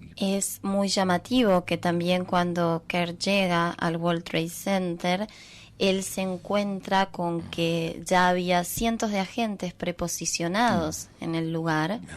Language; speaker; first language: Spanish; native; Spanish